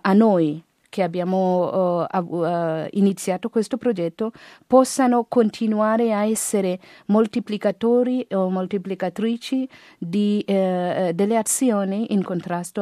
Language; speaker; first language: Italian; non-native, fluent; Garo